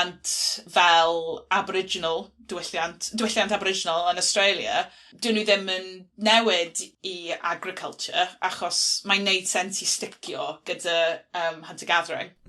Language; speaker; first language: Welsh; non-native, local second language; English